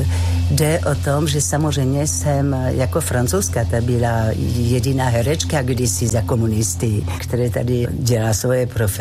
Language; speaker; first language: Czech; non-native, fluent; French